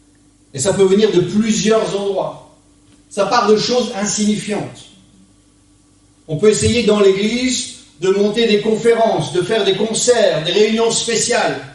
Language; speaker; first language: French; native; French